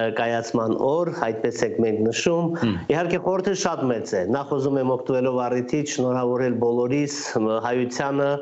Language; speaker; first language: Armenian; native; Armenian